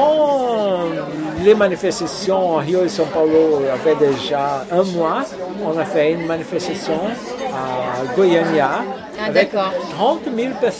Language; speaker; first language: French; non-native, fluent; Portuguese